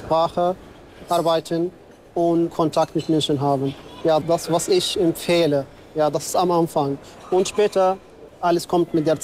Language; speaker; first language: German; non-native, fluent; Arabic